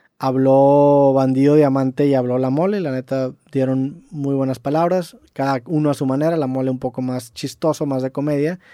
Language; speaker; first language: Spanish; native; Spanish